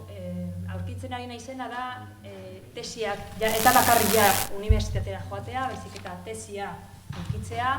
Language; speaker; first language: Basque; non-native, local second language; Spanish